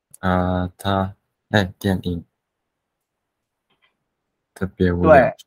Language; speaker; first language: Chinese; non-native, learner; Vietnamese